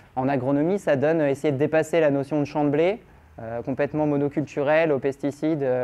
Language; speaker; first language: French; native; French